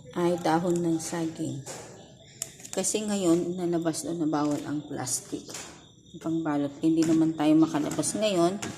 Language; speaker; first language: Filipino; non-native, local second language; Iloko